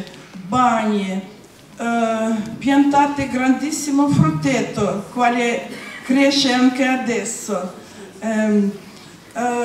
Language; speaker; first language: Italian; non-native, learner; Russian